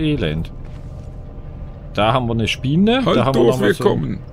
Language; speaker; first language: German; native; German